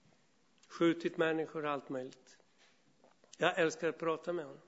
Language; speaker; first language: Swedish; non-native, fluent; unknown